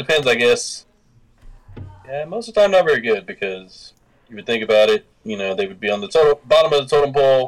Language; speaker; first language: English; native; English